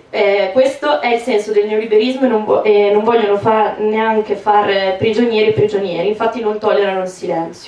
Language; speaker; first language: Italian; native; Italian